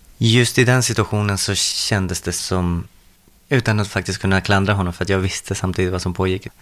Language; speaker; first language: Swedish; early bilingual, other home language; Spanish